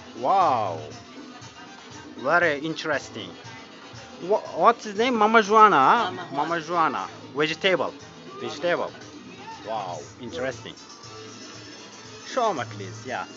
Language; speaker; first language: English; non-native, learner; Turkish